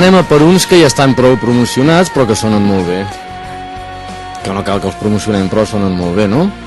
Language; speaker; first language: Catalan; native; Catalan